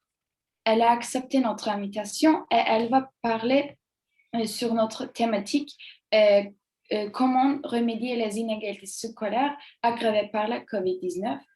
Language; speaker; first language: French; non-native, learner; Turkish